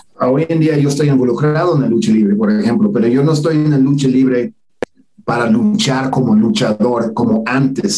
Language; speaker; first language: Spanish; non-native, fluent; English